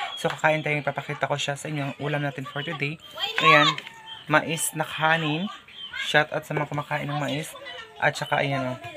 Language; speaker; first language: Filipino; non-native, local second language; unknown